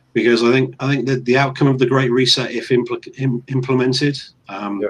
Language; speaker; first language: English; native; English